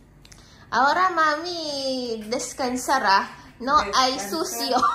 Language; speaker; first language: Spanish; non-native, learner; Filipino